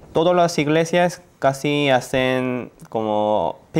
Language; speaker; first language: Spanish; non-native, learner; Korean